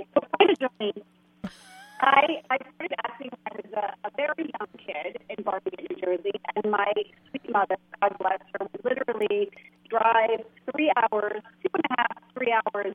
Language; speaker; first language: English; native; English